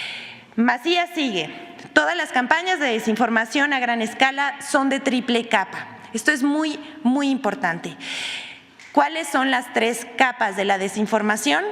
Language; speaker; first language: Spanish; native; Spanish